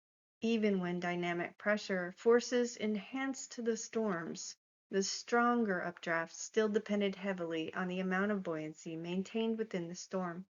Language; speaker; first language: English; native; English